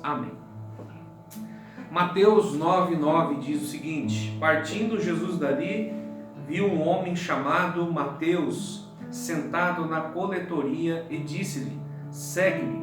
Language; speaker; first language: Portuguese; native; Portuguese